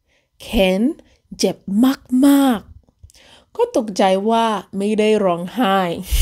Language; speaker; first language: Thai; non-native, learner; English